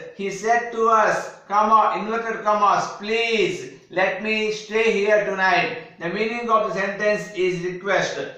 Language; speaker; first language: English; non-native, local second language; Telugu